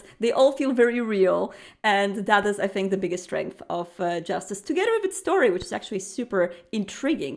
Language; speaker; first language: English; non-native, fluent; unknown